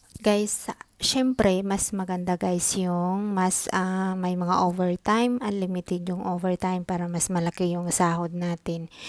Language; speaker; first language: Filipino; non-native, local second language; Iloko